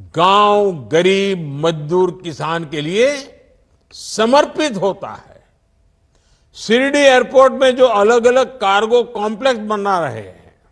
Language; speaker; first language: Hindi; non-native, local second language; Gujarati